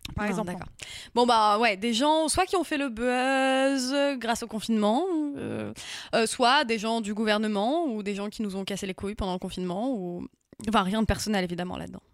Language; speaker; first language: French; native; French